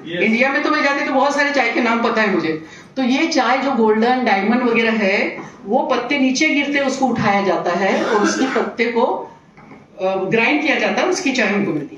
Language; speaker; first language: Hindi; native; Hindi